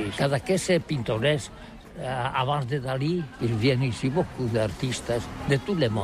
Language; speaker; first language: French; non-native, learner; Catalan